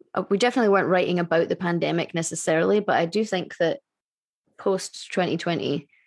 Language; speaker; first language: English; native; English